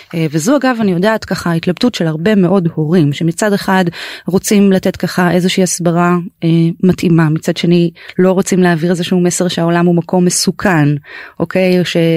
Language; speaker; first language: Hebrew; native; Hebrew